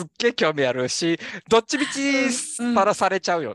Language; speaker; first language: Japanese; native; Japanese